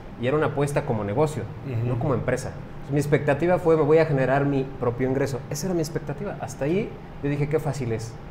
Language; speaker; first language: Spanish; native; Spanish